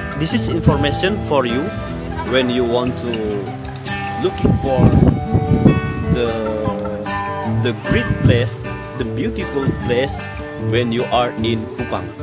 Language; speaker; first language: English; non-native, learner; Indonesian